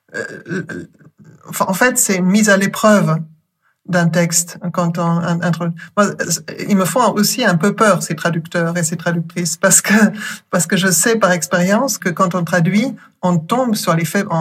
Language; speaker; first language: French; non-native, fluent; German